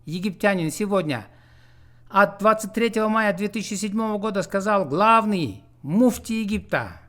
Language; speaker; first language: Russian; non-native, local second language; Kyrgyz